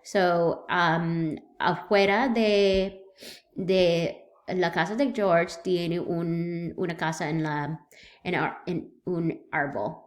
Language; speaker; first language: Spanish; non-native, learner; English